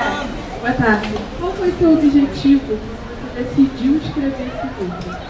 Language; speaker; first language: Portuguese; native; Portuguese